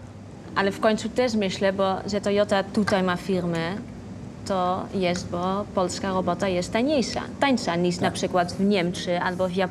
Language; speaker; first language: Polish; early bilingual, heritage; Polish